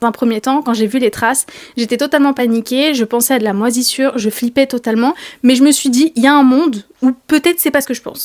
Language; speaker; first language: French; native; French